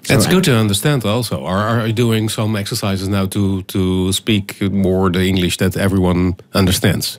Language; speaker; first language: English; non-native, fluent; Dutch